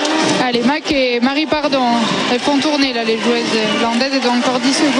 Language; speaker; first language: French; native; French